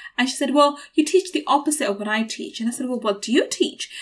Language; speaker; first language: English; native; English